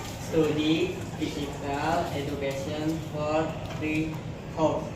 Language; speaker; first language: English; non-native, learner; Indonesian